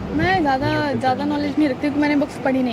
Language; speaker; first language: Hindi; native; Hindi